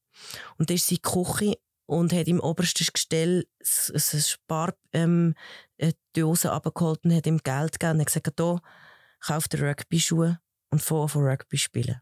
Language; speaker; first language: German; early bilingual, other home language; Spanish